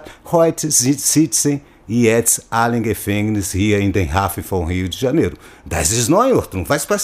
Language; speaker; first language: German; non-native, learner; Portuguese